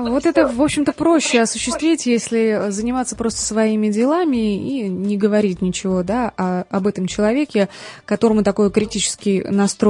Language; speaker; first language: Russian; native; Russian